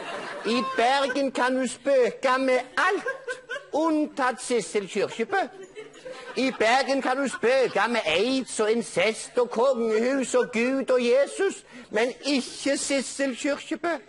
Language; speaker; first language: Norwegian; native; Norwegian